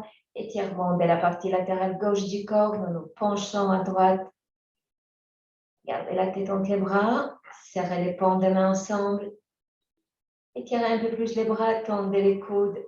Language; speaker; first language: French; native; French